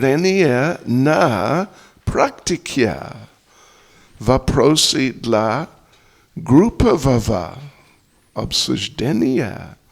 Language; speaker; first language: Russian; non-native, learner; English